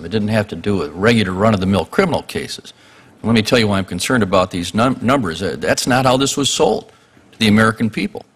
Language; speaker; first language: English; native; English